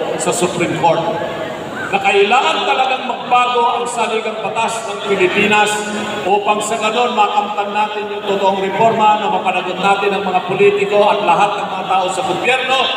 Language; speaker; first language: Filipino; non-native, local second language; Iloko